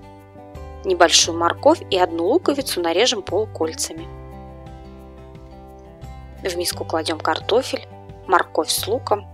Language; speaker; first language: Russian; native; Russian